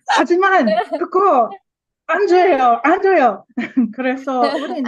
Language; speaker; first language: Korean; non-native, learner; English